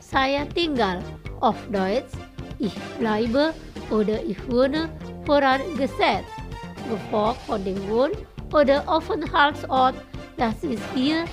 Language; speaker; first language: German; non-native, fluent; Indonesian